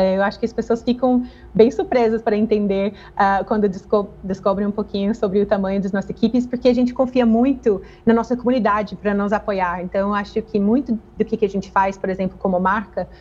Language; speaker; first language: Portuguese; non-native, fluent; English